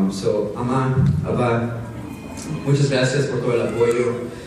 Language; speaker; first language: Spanish; native; Spanish